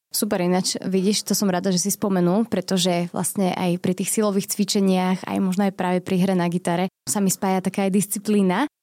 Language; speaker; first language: Slovak; native; Slovak